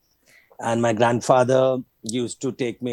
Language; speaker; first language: English; non-native, local second language; Hindi